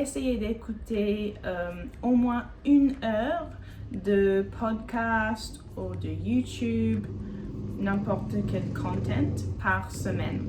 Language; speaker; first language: French; non-native, fluent; English